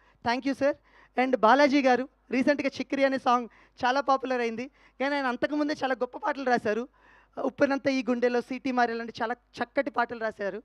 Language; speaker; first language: Telugu; native; Telugu